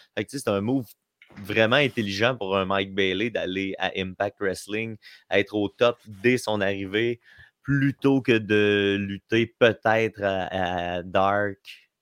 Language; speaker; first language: French; native; French